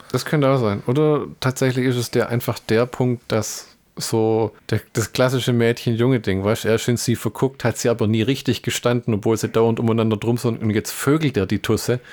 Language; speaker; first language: German; native; German